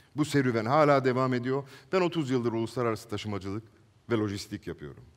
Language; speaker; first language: Turkish; non-native, local second language; Italian